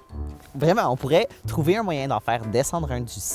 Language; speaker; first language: French; native; French